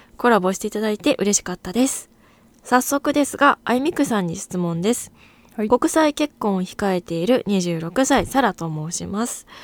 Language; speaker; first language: Japanese; native; Japanese